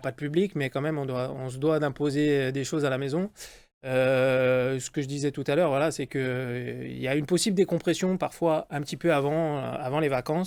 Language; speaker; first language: French; native; French